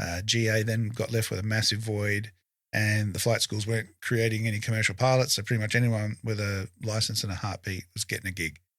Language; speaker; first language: English; native; English